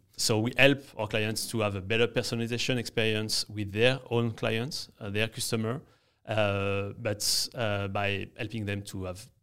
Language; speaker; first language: English; non-native, fluent; French